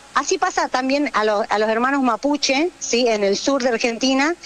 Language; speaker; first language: Spanish; native; Spanish